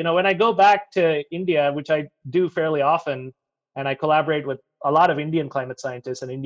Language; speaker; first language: English; native; English